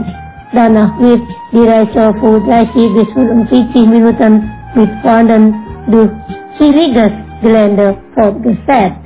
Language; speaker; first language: German; non-native, learner; Indonesian